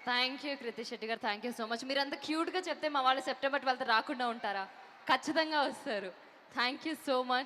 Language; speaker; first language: Telugu; native; Telugu